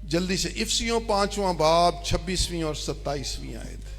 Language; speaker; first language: Urdu; non-native, local second language; Punjabi